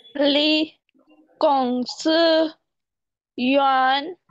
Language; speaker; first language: Chinese; non-native, learner; Urdu